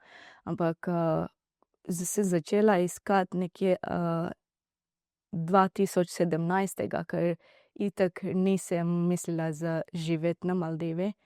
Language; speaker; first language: Slovenian; non-native, learner; Divehi